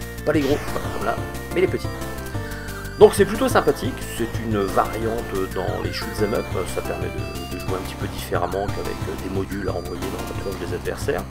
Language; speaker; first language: French; native; French